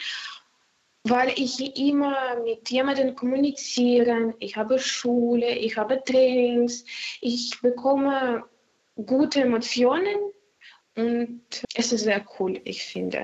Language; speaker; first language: German; non-native, learner; Ukrainian